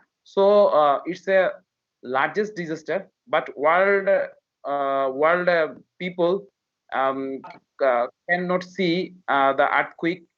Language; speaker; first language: English; non-native, learner; Bangla